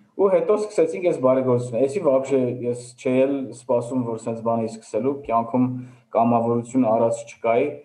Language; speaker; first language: Armenian; early bilingual, heritage; Armenian